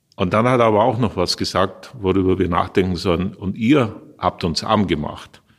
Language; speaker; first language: German; native; German